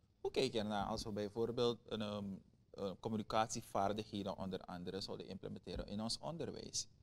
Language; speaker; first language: Dutch; native; Dutch